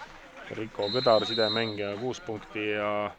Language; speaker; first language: Estonian; native; Estonian